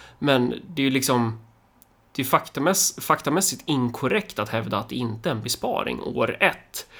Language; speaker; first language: Swedish; early bilingual, other home language; Somali